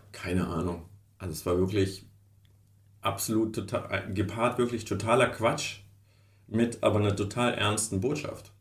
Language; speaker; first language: German; early bilingual, other home language; Russian